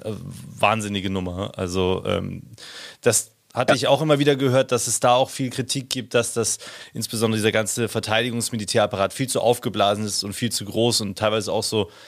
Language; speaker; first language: German; native; German